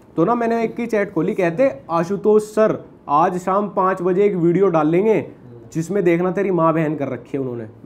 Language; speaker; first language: Hindi; native; Hindi